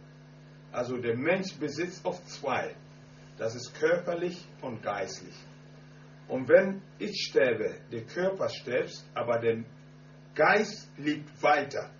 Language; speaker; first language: German; non-native, learner; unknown